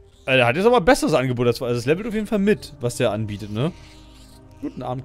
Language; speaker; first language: German; native; German